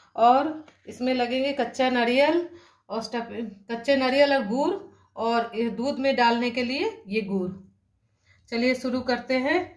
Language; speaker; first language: Hindi; native; Hindi